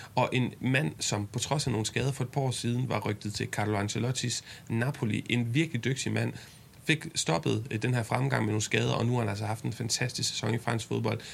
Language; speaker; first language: Danish; native; Danish